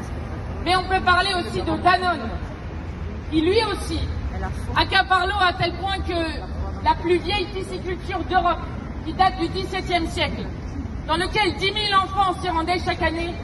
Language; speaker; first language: French; native; French